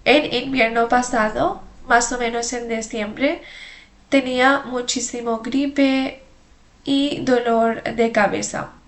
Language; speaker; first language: Spanish; non-native, fluent; Hindi